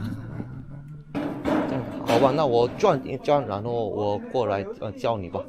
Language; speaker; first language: Chinese; non-native, fluent; Korean